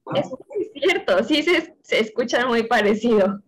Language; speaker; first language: Spanish; native; Spanish